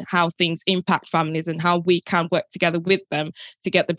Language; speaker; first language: English; non-native, local second language; Yoruba